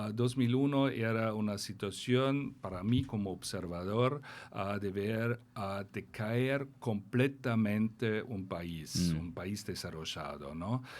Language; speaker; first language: Spanish; non-native, fluent; German